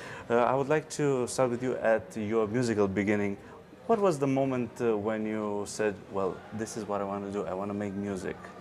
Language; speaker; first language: English; non-native, fluent; Romanian